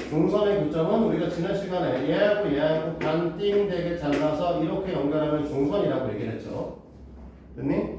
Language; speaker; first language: Korean; native; Korean